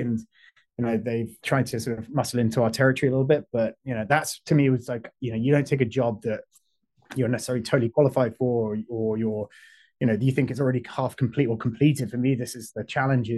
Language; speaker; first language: English; native; English